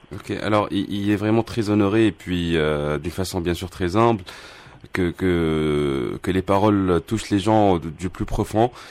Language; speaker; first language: French; non-native, local second language; Arabic